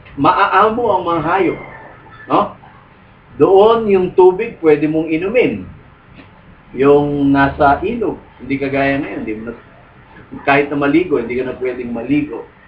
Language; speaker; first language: Filipino; native; Filipino